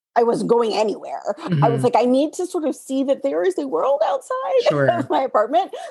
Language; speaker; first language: English; native; English